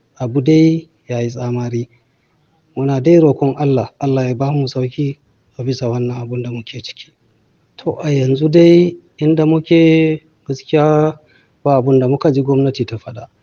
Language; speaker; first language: Hausa; native; Hausa